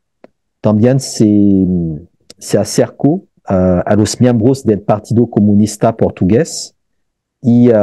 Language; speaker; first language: Spanish; non-native, fluent; French